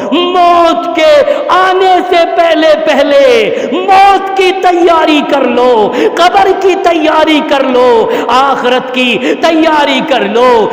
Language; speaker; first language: Urdu; non-native, local second language; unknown